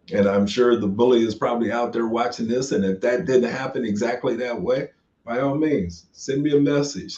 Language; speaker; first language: English; native; English